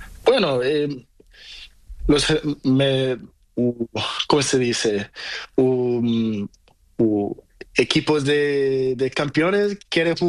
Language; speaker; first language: Spanish; non-native, learner; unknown